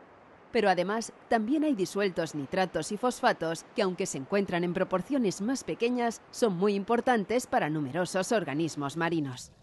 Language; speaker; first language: Spanish; native; Spanish